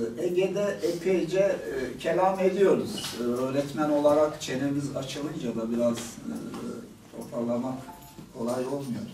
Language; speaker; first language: Turkish; non-native, local second language; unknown